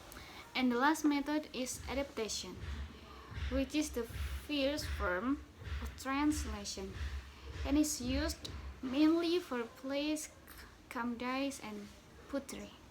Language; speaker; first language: English; non-native, learner; Indonesian